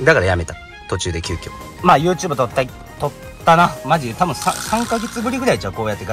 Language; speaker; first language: Japanese; native; Japanese